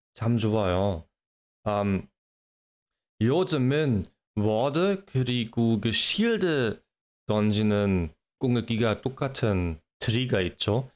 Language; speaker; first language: Korean; non-native, fluent; English